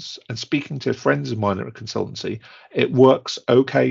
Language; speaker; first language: English; native; English